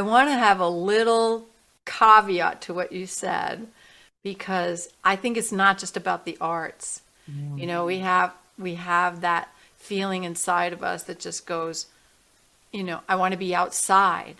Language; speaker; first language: English; native; English